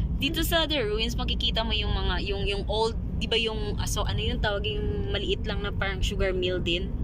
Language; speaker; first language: Filipino; non-native, local second language; Hiligaynon